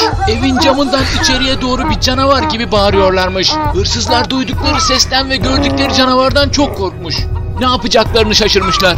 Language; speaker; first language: Turkish; native; Turkish